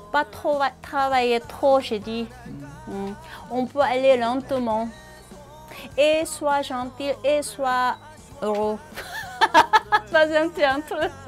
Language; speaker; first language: French; non-native, learner; Korean